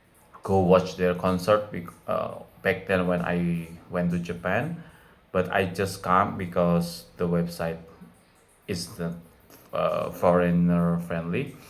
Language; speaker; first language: English; non-native, fluent; Indonesian